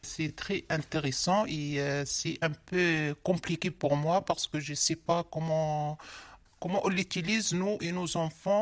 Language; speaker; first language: French; non-native, learner; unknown